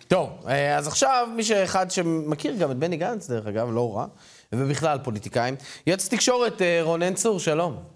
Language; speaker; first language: Hebrew; native; Hebrew